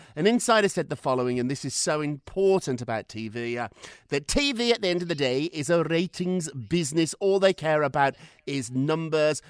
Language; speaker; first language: English; native; English